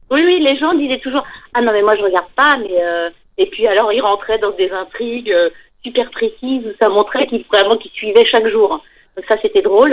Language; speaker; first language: French; native; French